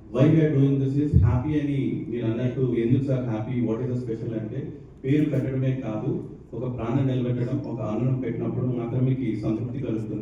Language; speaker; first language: Telugu; native; Telugu